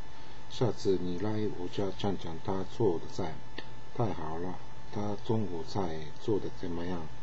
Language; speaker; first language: Chinese; non-native, learner; Japanese